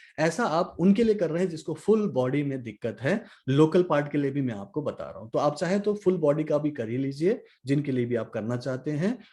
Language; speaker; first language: Hindi; non-native, local second language; Nepali